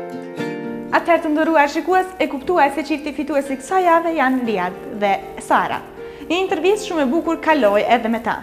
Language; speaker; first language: Albanian; native; Albanian